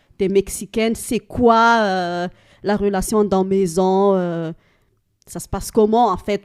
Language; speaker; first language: French; non-native, local second language; Malagasy